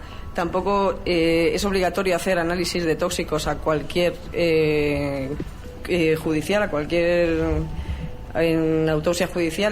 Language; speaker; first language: Spanish; native; Spanish